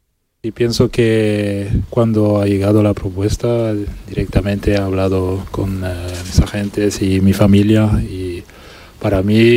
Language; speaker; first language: Spanish; non-native, local second language; French